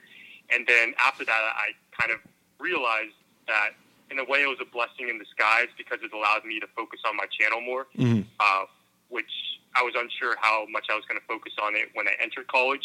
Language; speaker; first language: English; native; English